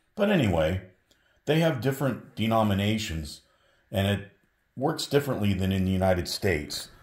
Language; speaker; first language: English; native; English